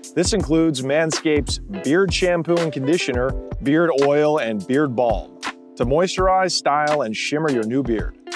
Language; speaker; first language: English; native; English